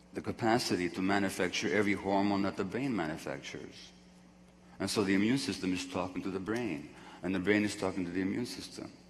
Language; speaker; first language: English; non-native, fluent; Hungarian